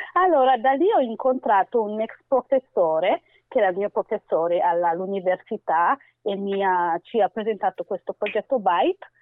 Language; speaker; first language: Italian; non-native, fluent; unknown